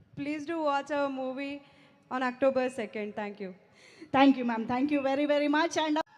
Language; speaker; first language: Telugu; native; Telugu